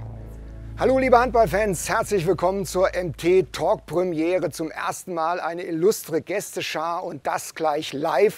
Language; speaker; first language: German; native; German